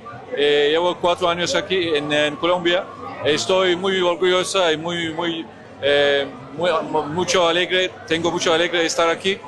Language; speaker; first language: Spanish; non-native, fluent; Turkish